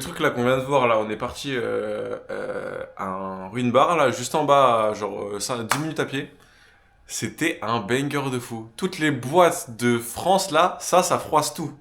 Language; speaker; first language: French; native; French